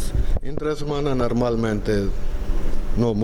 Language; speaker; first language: Spanish; non-native, learner; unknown